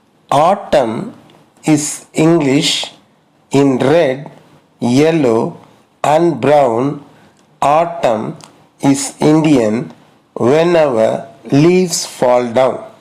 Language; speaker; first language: English; non-native, local second language; Tamil